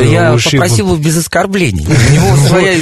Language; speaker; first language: Russian; native; Russian